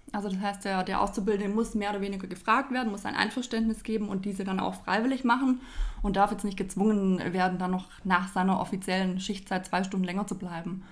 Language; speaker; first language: German; native; German